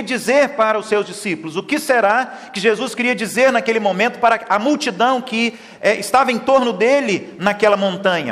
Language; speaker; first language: Portuguese; native; Portuguese